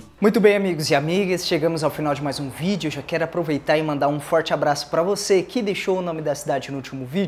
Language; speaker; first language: Portuguese; native; Portuguese